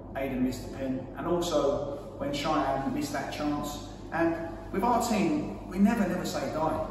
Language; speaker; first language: English; native; English